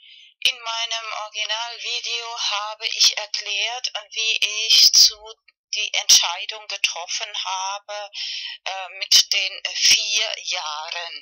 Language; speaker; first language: German; non-native, fluent; Spanish